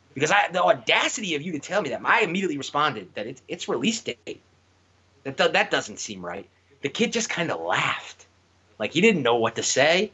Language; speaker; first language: English; native; English